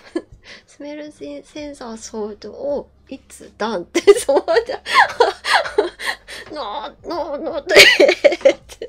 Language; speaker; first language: English; non-native, learner; Japanese